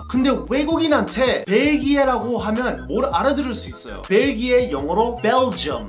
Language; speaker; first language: Korean; non-native, fluent; English